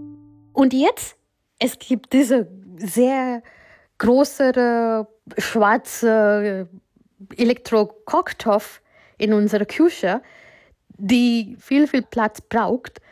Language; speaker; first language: German; non-native, fluent; Gujarati